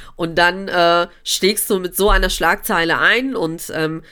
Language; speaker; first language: German; native; German